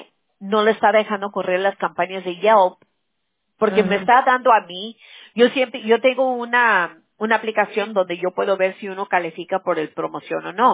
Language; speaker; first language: Spanish; early bilingual, heritage; Spanish